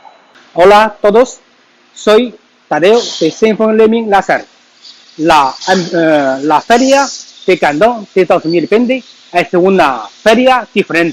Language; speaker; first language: Spanish; non-native, learner; Chinese